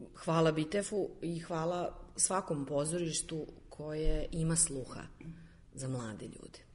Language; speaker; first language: Serbian; native; Serbian